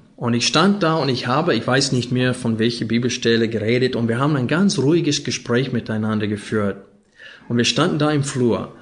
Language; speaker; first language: German; non-native, fluent; English